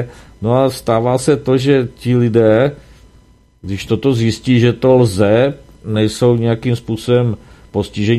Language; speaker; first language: Czech; native; Czech